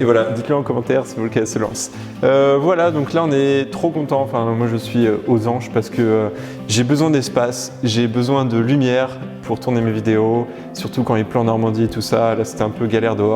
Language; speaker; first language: French; native; French